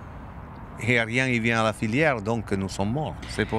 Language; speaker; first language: French; non-native, learner; Italian